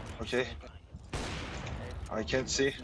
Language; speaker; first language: English; non-native, learner; Turkish